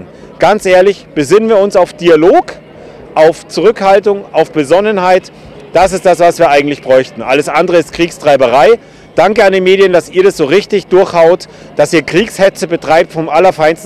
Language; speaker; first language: German; native; German